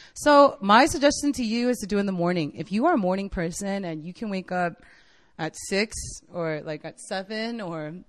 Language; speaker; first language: English; native; English